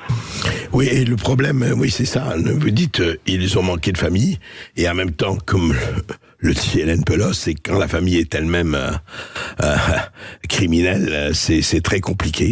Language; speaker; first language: French; native; French